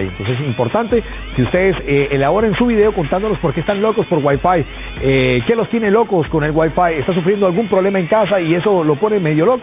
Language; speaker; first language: Spanish; native; Spanish